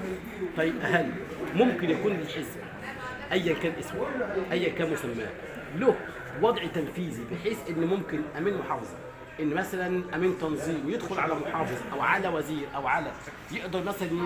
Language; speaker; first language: Arabic; native; Arabic